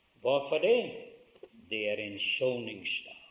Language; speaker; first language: Norwegian; early bilingual, heritage; Norwegian